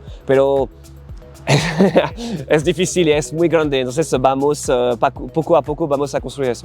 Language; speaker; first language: Spanish; non-native, learner; French